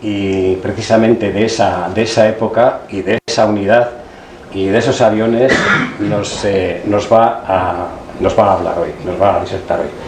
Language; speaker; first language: Spanish; native; Spanish